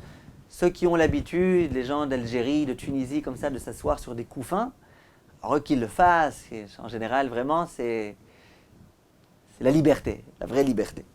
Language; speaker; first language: French; native; French